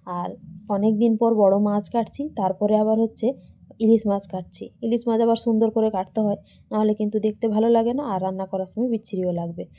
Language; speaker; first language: Bangla; non-native, local second language; Santali